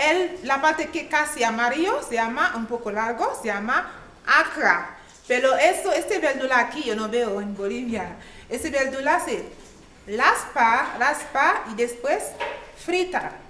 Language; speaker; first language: Spanish; non-native, learner; Haitian Creole